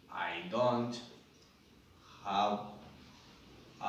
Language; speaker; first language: English; non-native, fluent; Spanish